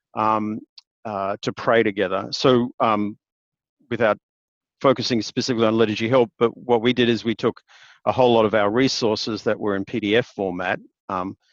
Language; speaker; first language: English; native; English